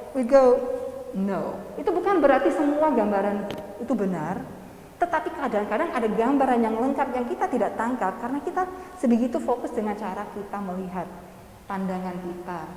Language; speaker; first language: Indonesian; non-native, fluent; English